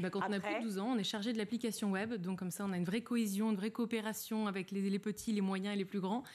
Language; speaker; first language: French; native; French